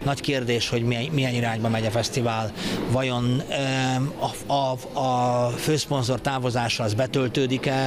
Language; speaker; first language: Hungarian; native; Hungarian